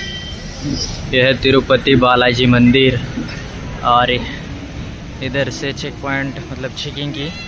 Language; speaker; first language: Hindi; non-native, local second language; Marathi